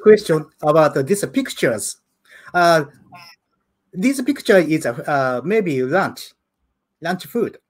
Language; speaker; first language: English; non-native, learner; Japanese